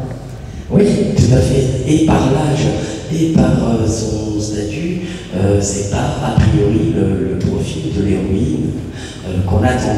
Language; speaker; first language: French; native; French